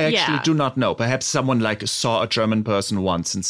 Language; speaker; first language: English; non-native, fluent; German